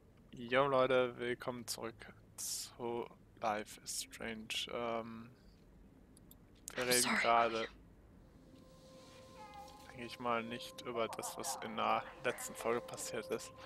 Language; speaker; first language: German; native; German